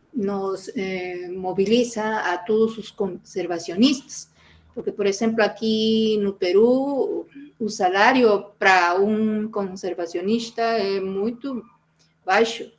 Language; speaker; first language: Portuguese; non-native, fluent; Spanish